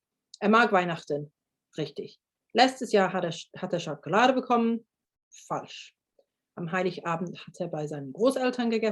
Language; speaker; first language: German; non-native, fluent; English